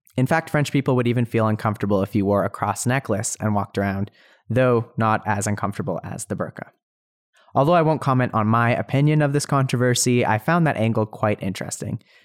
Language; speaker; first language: English; native; English